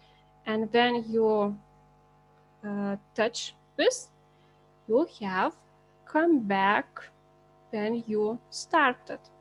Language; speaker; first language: English; non-native, learner; Lithuanian